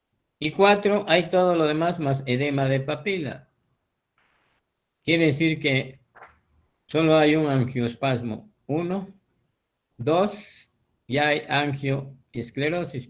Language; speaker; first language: Spanish; native; Spanish